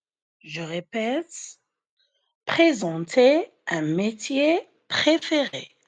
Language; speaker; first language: French; non-native, fluent; Arabic